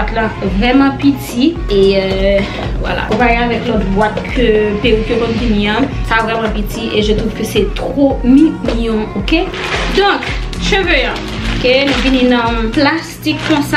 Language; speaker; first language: French; non-native, local second language; Haitian Creole